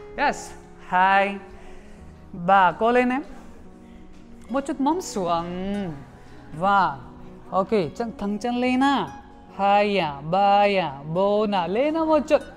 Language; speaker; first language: Vietnamese; non-native, learner; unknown